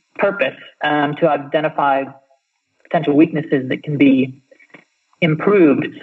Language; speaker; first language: English; native; English